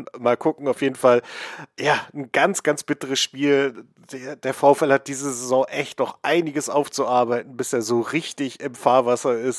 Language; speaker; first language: German; native; German